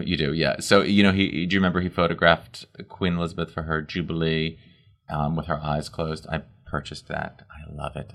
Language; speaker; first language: English; native; English